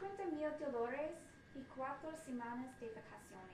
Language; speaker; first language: Spanish; non-native, learner; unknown